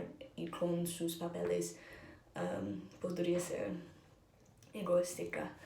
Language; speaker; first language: Spanish; non-native, learner; English